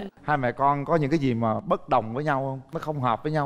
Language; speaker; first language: Vietnamese; native; Vietnamese